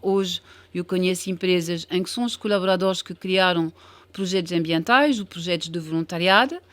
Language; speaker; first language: Portuguese; non-native, fluent; French